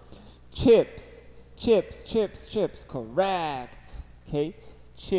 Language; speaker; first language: English; non-native, fluent; Portuguese